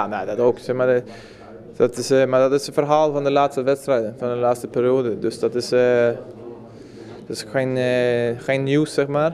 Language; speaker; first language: Dutch; non-native, fluent; Swedish